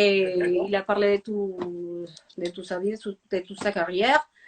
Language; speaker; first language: French; non-native, fluent; Spanish